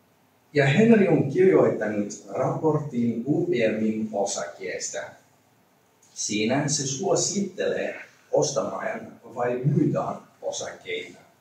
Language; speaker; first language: Finnish; non-native, learner; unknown